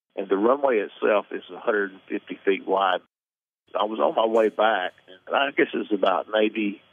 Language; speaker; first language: English; native; English